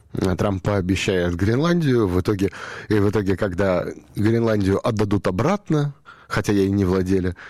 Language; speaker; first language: Russian; native; Russian